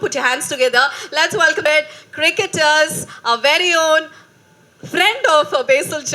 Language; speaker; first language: Tamil; native; Tamil